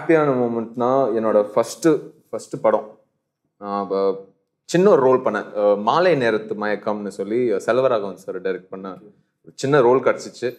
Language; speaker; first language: Tamil; native; Tamil